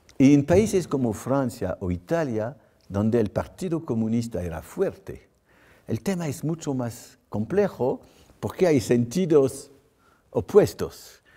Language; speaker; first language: Spanish; non-native, fluent; French